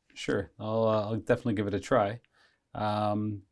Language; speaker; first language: English; native; English